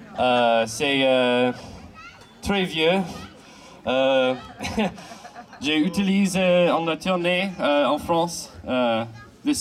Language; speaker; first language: French; non-native, learner; English